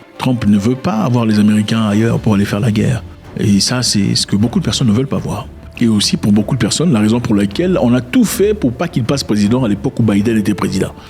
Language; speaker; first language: French; non-native, local second language; Lingala